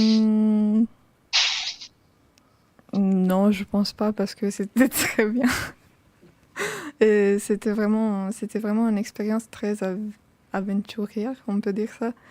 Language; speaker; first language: French; non-native, fluent; Romanian